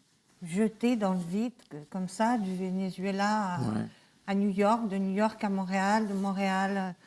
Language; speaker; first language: French; native; French